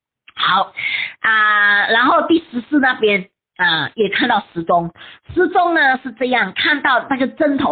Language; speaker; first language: Chinese; native; Chinese